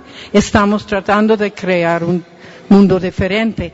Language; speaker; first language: Spanish; non-native, fluent; English